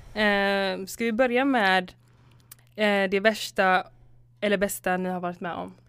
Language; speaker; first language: Swedish; early bilingual, other home language; Somali